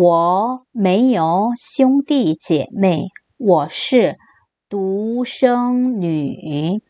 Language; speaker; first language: Chinese; non-native, fluent; Korean